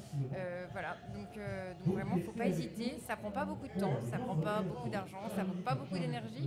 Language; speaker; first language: French; native; French